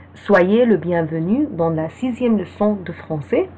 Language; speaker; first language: French; non-native, fluent; Arabic